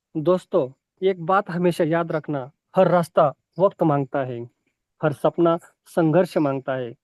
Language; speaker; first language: Hindi; non-native, local second language; Marathi